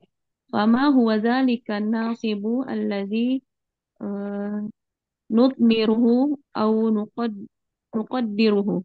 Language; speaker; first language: Arabic; non-native, learner; Indonesian